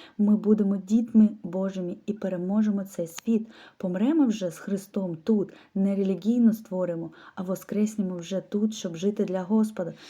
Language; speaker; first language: Ukrainian; non-native, local second language; Russian